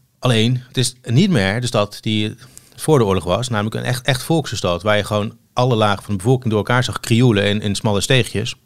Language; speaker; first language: Dutch; native; Dutch